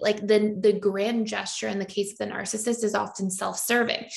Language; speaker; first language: English; native; English